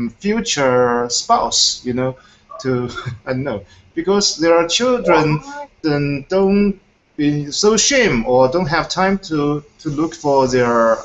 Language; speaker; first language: English; non-native, fluent; Chinese